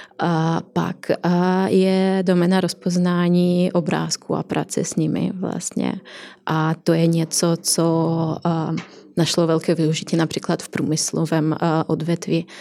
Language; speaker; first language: Czech; non-native, fluent; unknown